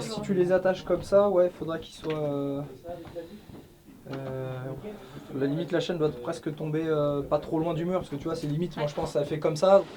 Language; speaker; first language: French; native; French